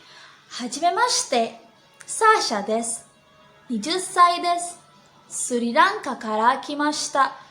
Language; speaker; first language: Japanese; non-native, learner; Sinhala